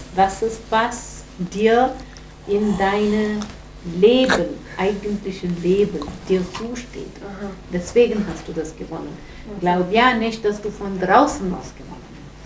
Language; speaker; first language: German; non-native, fluent; Gujarati